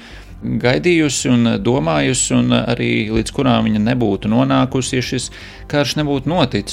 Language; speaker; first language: Latvian; native; Latvian